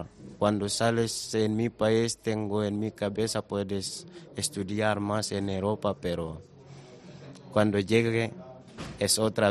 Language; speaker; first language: Spanish; non-native, learner; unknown